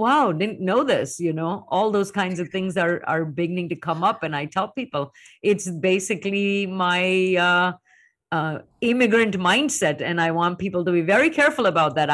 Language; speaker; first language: English; non-native, local second language; Hindi